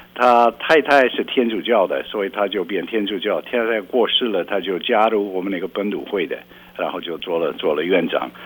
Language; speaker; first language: Chinese; non-native, fluent; Dutch